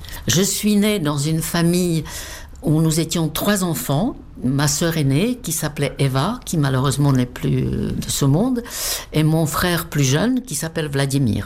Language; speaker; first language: French; non-native, fluent; Czech